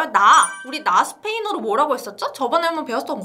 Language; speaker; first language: Korean; native; Korean